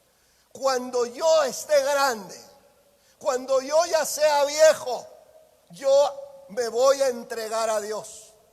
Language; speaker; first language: Spanish; native; Spanish